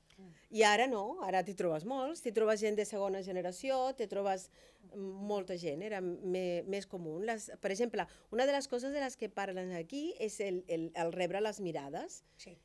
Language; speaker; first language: Catalan; non-native, fluent; Spanish